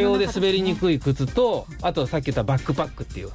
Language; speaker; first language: Japanese; native; Japanese